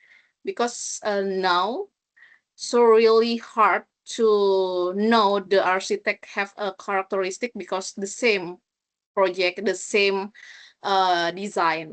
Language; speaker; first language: English; non-native, learner; Indonesian